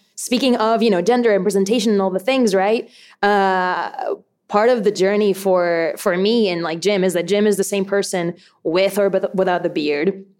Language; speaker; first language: English; early bilingual, other home language; Spanish